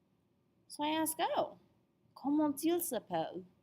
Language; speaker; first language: French; non-native, fluent; English